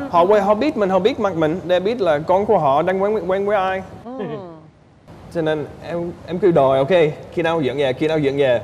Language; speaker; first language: Vietnamese; non-native, fluent; English